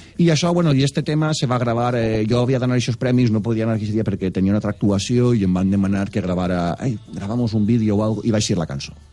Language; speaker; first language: Catalan; native; Catalan